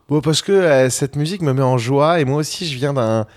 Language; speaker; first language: French; native; French